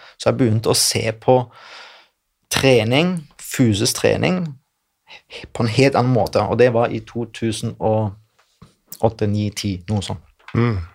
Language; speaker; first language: Norwegian; non-native, fluent; German